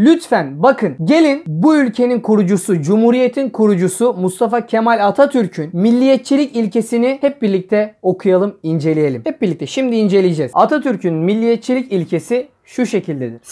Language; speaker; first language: Turkish; native; Turkish